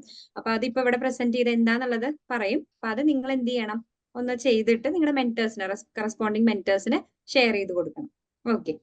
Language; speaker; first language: Malayalam; native; Malayalam